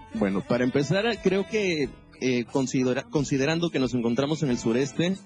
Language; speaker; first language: Spanish; native; Spanish